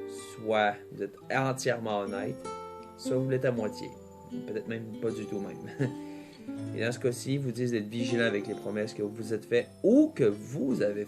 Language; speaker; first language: French; native; French